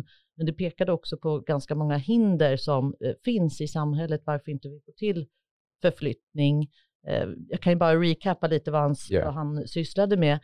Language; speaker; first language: Swedish; native; Swedish